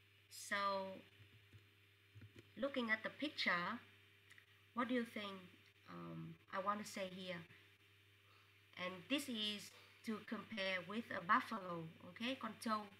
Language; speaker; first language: English; non-native, fluent; Vietnamese